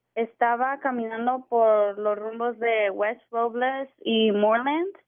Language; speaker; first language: Spanish; early bilingual, heritage; Spanish